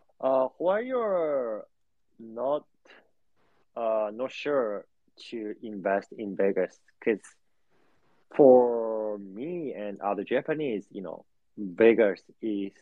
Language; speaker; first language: English; non-native, learner; Japanese